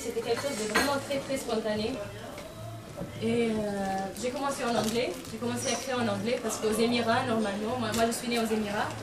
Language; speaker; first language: French; non-native, fluent; Arabic